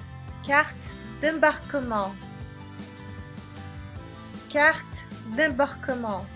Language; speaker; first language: French; non-native, fluent; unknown